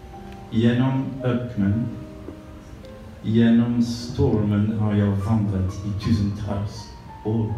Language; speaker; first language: Swedish; non-native, learner; French